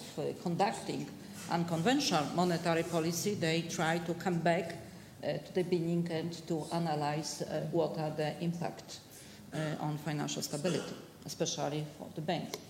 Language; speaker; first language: English; non-native, fluent; Polish